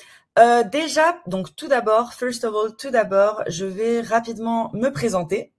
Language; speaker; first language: French; native; French